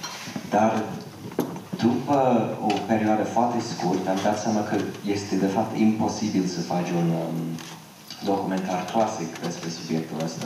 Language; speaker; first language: Romanian; non-native, fluent; English